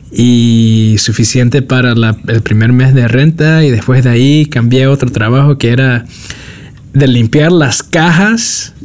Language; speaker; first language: Spanish; early bilingual, heritage; Spanish